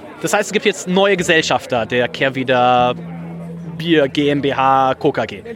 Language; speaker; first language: German; native; German